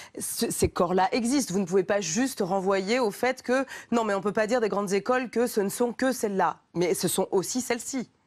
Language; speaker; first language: French; native; French